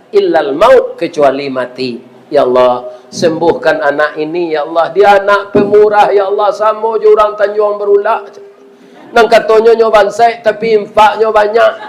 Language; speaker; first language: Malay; non-native, local second language; Minangkabau